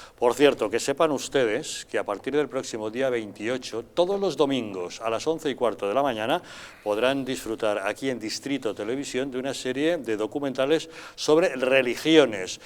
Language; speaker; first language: Spanish; native; Spanish